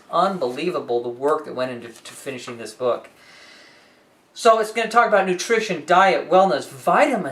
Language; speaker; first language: English; native; English